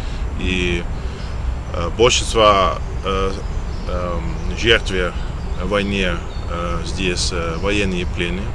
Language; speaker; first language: Russian; non-native, fluent; Dutch